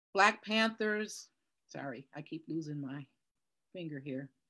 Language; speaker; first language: English; native; English